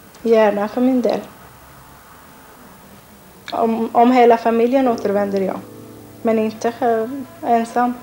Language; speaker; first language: Swedish; non-native, learner; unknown